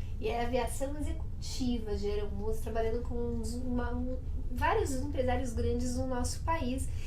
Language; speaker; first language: Portuguese; native; Portuguese